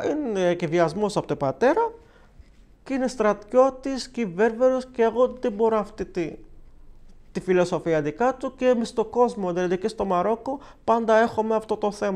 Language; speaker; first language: Greek; non-native, learner; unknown